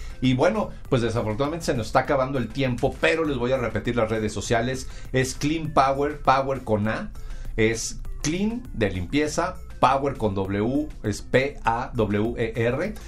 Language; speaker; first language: Spanish; native; Spanish